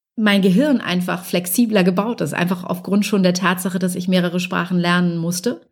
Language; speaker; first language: German; native; German